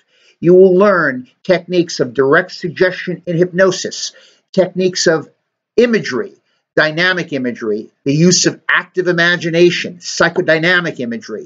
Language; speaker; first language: English; native; English